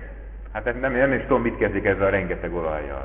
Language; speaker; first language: Hungarian; native; Hungarian